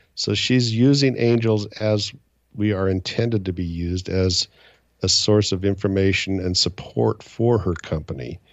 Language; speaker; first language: English; native; English